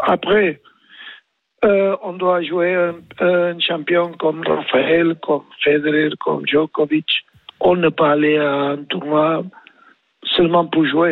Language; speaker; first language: French; non-native, learner; Spanish